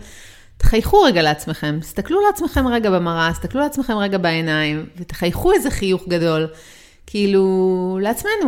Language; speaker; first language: Hebrew; native; Hebrew